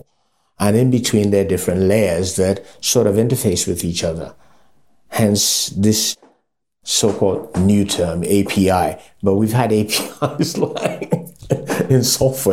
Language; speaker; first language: English; non-native, local second language; Yoruba